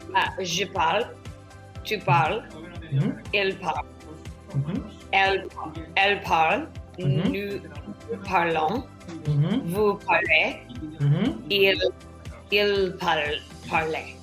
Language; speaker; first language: French; non-native, learner; English